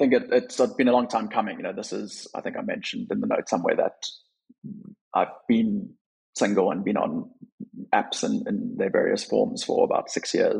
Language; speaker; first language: English; native; English